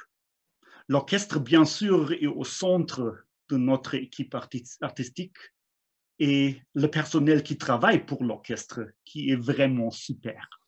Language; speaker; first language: French; non-native, fluent; German